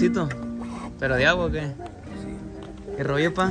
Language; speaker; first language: Spanish; early bilingual, heritage; Spanish